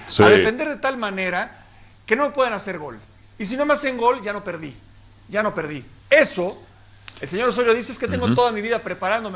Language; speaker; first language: Spanish; native; Spanish